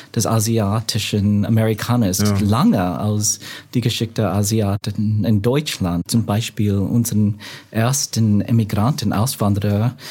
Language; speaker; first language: German; non-native, learner; English